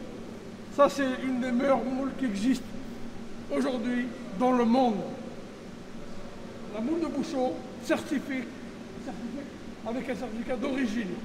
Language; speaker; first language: French; native; French